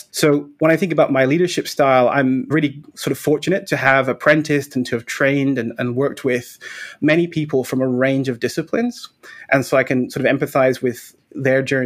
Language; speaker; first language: English; native; English